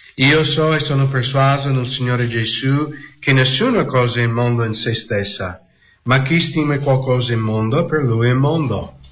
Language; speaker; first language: Italian; non-native, fluent; English